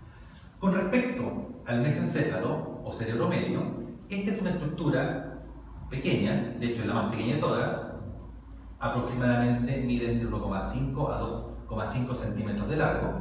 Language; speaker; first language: Spanish; native; Spanish